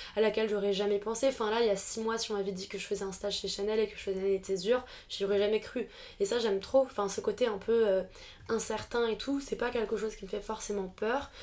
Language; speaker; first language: French; native; French